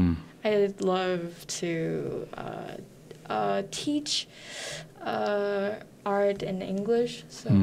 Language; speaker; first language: English; non-native, learner; Korean